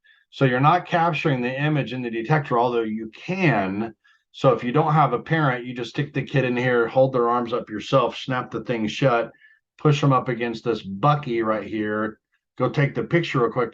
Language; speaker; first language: English; native; English